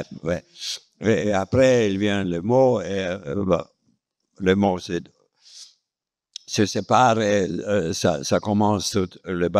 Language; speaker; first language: French; non-native, fluent; Romanian